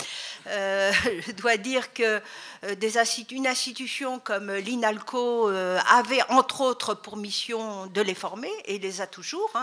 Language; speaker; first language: French; native; French